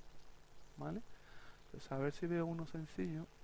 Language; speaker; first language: Spanish; native; Spanish